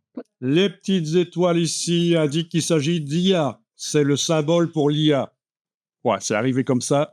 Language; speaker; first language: French; native; French